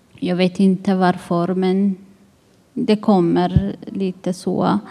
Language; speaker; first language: Swedish; non-native, learner; Tigrinya